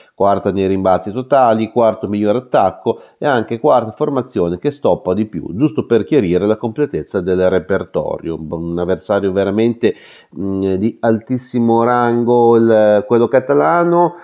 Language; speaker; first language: Italian; native; Italian